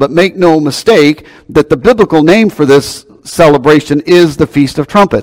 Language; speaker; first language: English; native; English